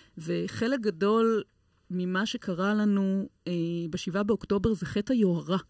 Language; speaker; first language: Hebrew; native; Hebrew